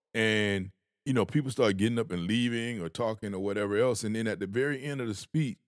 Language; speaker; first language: English; native; English